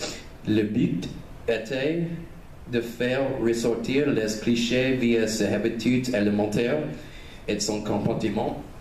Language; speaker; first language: French; non-native, learner; English